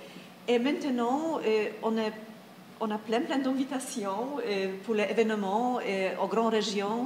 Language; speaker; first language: French; non-native, fluent; Polish